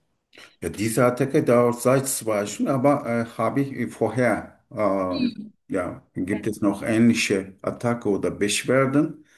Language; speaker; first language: German; non-native, learner; Turkish